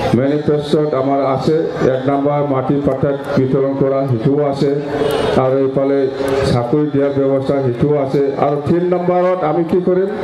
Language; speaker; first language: Assamese; non-native, local second language; Bodo